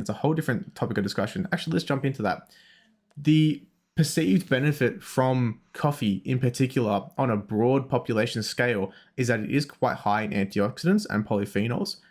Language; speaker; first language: English; native; English